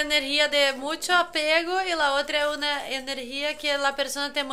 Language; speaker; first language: Spanish; non-native, fluent; Portuguese